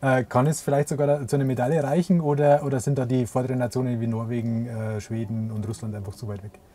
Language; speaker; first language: German; native; German